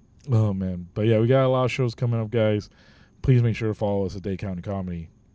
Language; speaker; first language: English; native; English